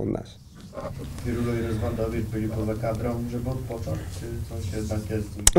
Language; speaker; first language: Polish; native; Polish